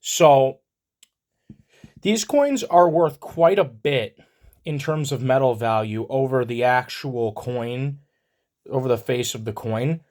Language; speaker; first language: English; native; English